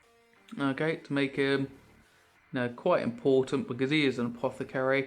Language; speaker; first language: English; native; English